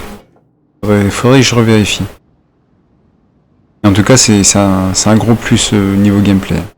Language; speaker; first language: French; native; French